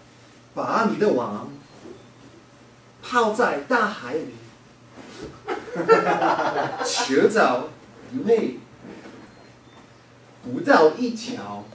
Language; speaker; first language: Chinese; non-native, learner; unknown